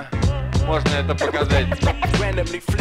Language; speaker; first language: Russian; native; Russian